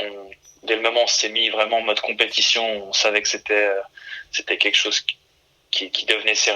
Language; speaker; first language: French; early bilingual, other home language; Portuguese